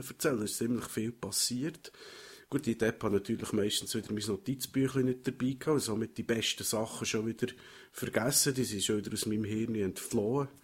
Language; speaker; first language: German; native; German